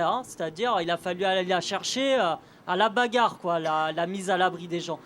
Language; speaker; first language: French; native; French